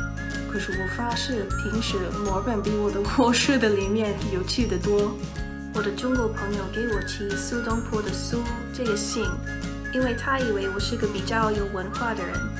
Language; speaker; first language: Chinese; non-native, fluent; English